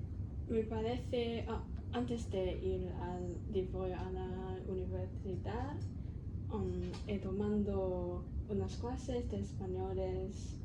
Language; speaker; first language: Spanish; non-native, learner; Cantonese